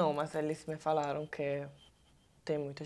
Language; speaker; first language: Portuguese; non-native, learner; Italian